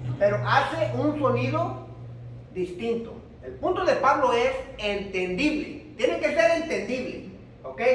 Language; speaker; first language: Spanish; early bilingual, heritage; Spanish